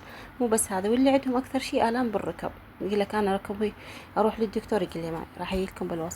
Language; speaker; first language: Arabic; native; Arabic